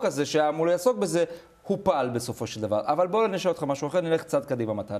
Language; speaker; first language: Hebrew; native; Hebrew